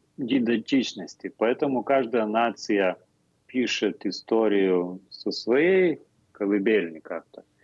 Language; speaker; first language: Russian; non-native, fluent; Lithuanian